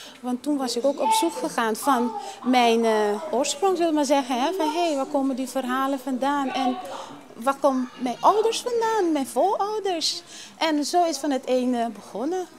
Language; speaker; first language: Dutch; non-native, local second language; Papiamento